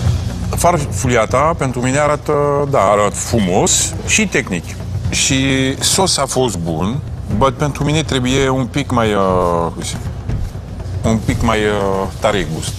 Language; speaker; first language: Romanian; non-native, learner; French